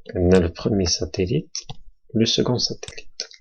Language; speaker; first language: French; non-native, local second language; Arabic